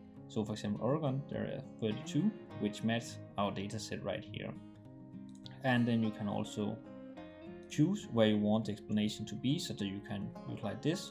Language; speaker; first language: English; non-native, fluent; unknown